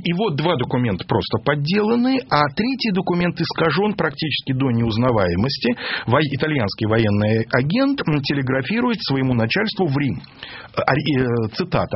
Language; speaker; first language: Russian; native; Russian